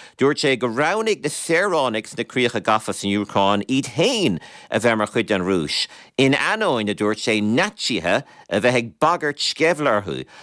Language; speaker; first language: Irish; native; Irish